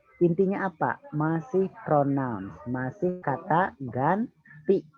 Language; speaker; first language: Indonesian; native; Indonesian